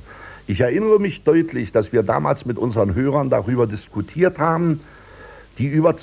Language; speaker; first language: German; native; German